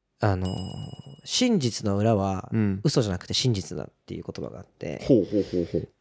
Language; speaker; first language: Japanese; early bilingual, other home language; Portuguese